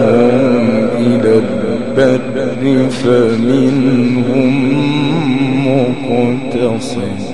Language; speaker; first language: Arabic; native; Arabic